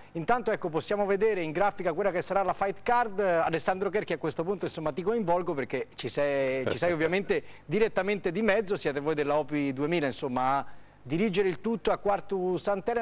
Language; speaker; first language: Italian; native; Italian